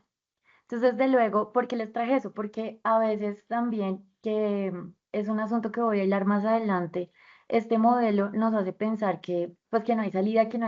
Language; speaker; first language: Spanish; native; Spanish